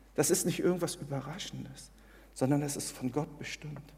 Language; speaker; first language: German; early bilingual, other home language; Korean